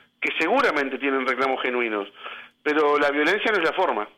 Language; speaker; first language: Spanish; native; Spanish